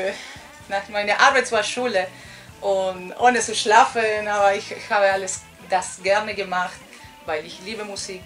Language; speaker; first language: German; non-native, fluent; Spanish